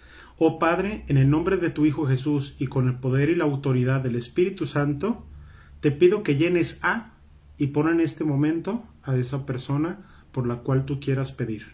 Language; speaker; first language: Spanish; native; Spanish